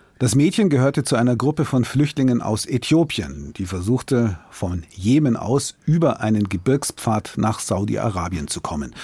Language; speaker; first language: German; native; German